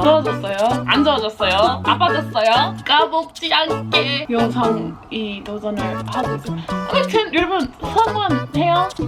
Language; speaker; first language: Korean; non-native, fluent; English